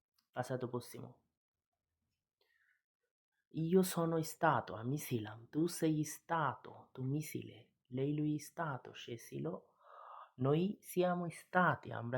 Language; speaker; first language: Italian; non-native, learner; Bangla